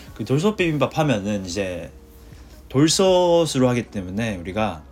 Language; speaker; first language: Korean; non-native, fluent; Japanese